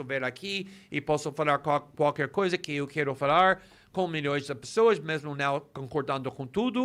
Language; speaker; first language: Portuguese; non-native, fluent; English